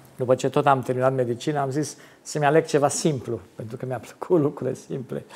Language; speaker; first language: Romanian; non-native, local second language; German